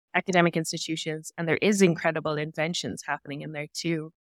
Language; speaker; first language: English; native; English